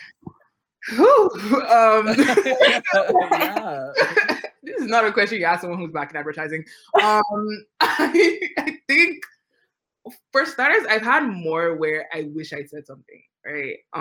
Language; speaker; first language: English; non-native, local second language; Yoruba